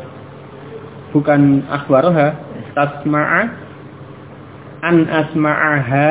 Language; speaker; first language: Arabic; non-native, fluent; Indonesian